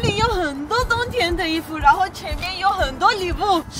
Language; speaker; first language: Chinese; non-native, learner; Armenian